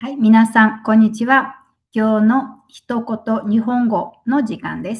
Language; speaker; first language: Japanese; non-native, fluent; Mongolian